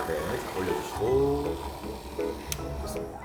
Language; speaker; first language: Korean; native; Korean